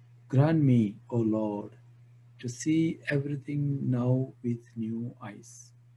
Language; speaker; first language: English; non-native, local second language; Malayalam